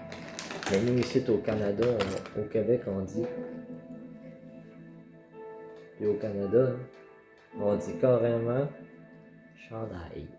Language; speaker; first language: French; native; French